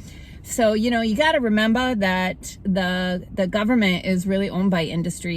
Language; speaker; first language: English; native; English